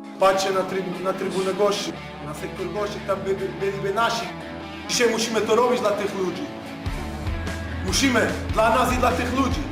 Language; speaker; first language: Polish; non-native, fluent; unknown